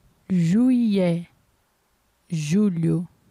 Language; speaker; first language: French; non-native, fluent; Portuguese